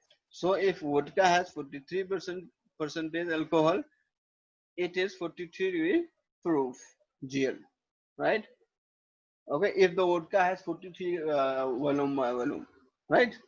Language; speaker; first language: English; non-native, local second language; Hindi